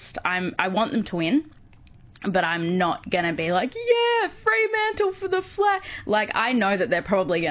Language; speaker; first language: English; native; English